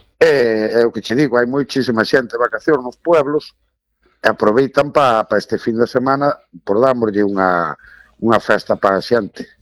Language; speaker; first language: Galician; native; Galician